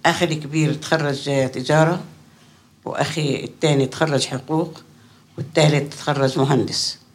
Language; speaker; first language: Arabic; native; Arabic